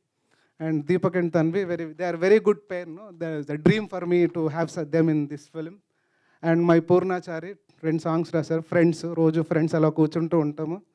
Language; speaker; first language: Telugu; native; Telugu